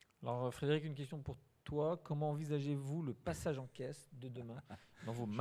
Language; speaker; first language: French; native; French